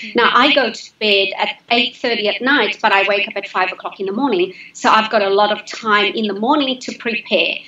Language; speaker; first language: English; native; English